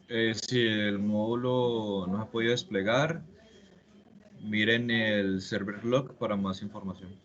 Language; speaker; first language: Spanish; native; Spanish